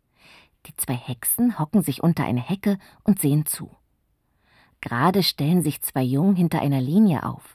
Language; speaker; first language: German; native; German